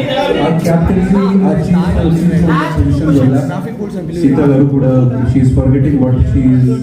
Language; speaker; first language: Telugu; non-native, fluent; Hindi